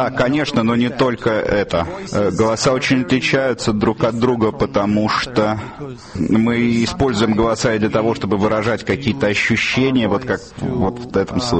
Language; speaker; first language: Russian; native; Russian